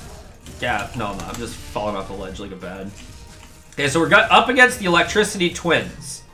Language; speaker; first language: English; native; English